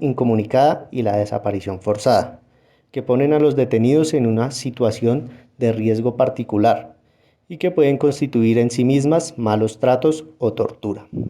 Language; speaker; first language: Spanish; native; Spanish